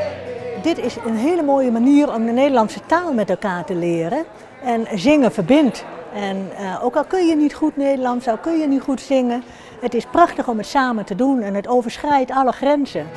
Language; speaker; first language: Dutch; native; Dutch